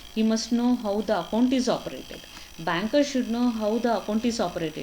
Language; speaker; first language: English; non-native, local second language; Kannada